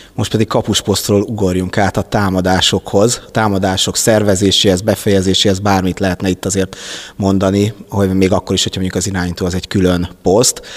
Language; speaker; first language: Hungarian; native; Hungarian